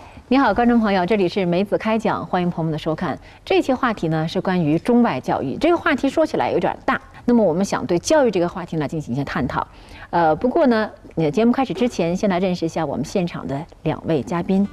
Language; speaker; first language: Chinese; native; Chinese